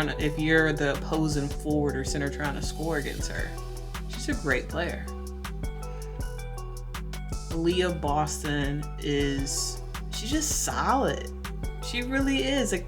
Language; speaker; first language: English; native; English